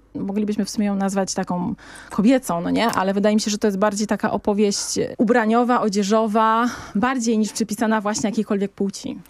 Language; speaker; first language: Polish; native; Polish